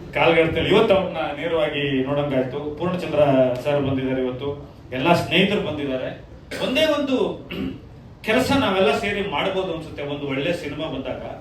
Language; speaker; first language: Kannada; native; Kannada